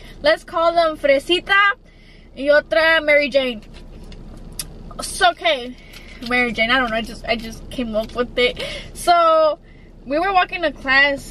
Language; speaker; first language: English; early bilingual, other home language; Spanish